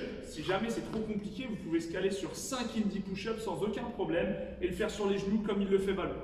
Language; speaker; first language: French; native; French